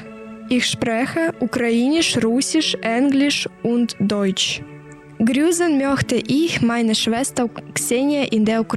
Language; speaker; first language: German; non-native, learner; Ukrainian